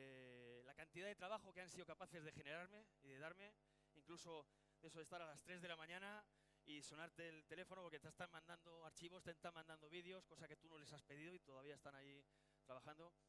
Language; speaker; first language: Spanish; native; Spanish